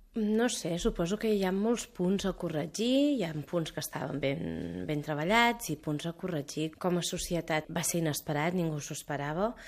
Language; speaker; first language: Catalan; early bilingual, other home language; Arabic